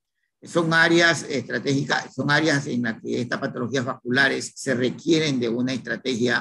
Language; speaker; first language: Spanish; native; Spanish